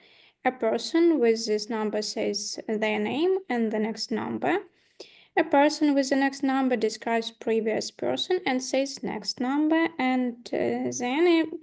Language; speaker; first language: English; non-native, learner; Ukrainian